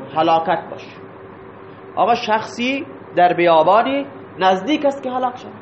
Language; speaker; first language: Persian; non-native, local second language; Baluchi